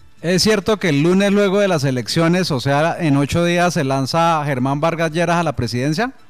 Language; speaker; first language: Spanish; native; Spanish